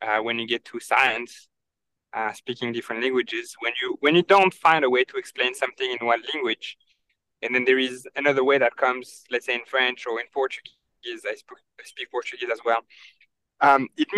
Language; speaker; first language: English; non-native, fluent; French